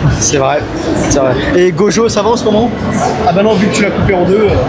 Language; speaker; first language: French; native; French